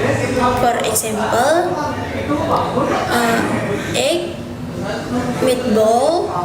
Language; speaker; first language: English; non-native, learner; Indonesian